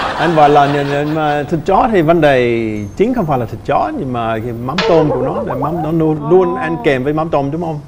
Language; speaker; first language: Vietnamese; non-native, fluent; English